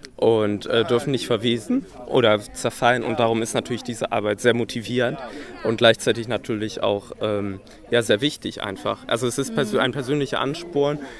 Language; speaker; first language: German; native; German